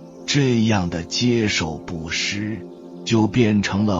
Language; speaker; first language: Chinese; native; Chinese